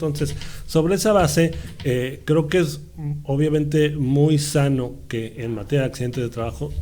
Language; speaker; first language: Spanish; native; Spanish